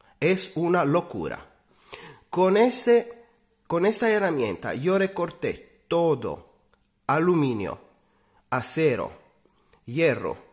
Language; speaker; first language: Spanish; non-native, fluent; Italian